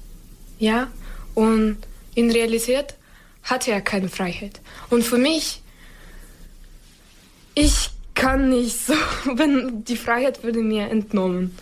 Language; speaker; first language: German; non-native, learner; Ukrainian